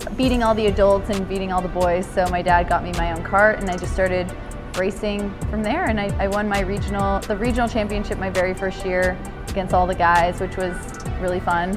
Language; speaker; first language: English; native; English